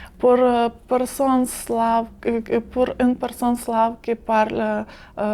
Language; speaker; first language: French; non-native, learner; Ukrainian